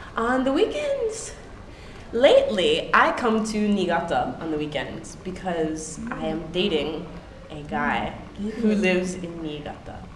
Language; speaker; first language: English; native; English